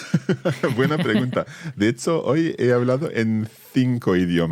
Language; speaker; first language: Spanish; non-native, fluent; English